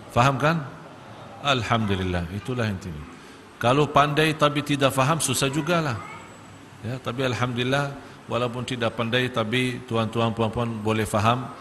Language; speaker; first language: Malay; non-native, fluent; Arabic